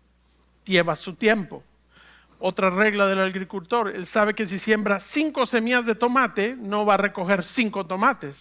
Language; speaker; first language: Spanish; native; Spanish